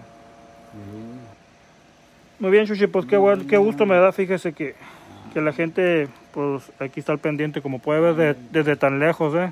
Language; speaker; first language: Spanish; native; Spanish